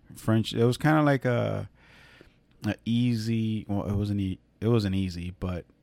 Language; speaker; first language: English; early bilingual, other home language; Spanish